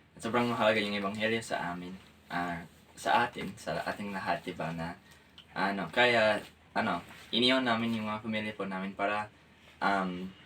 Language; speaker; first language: Filipino; non-native, fluent; English